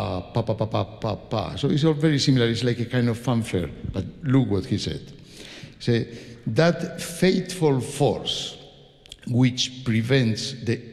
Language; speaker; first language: English; non-native, fluent; Spanish